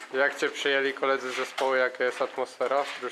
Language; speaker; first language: Polish; native; Polish